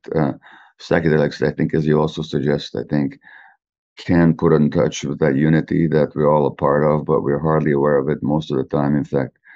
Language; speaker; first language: English; native; English